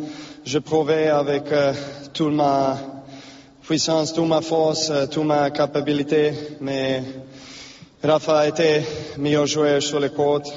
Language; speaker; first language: French; non-native, learner; Serbian